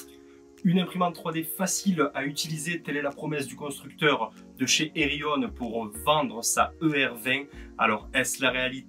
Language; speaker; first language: French; native; French